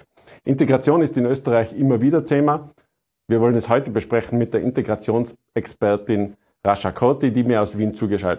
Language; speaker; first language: German; native; German